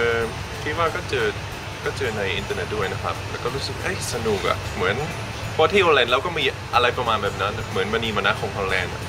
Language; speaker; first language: Thai; non-native, fluent; Dutch